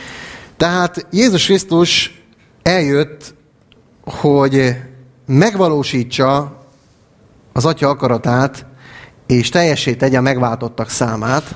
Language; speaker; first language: Hungarian; native; Hungarian